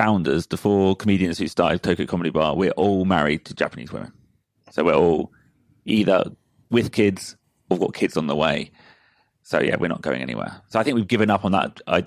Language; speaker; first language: English; native; English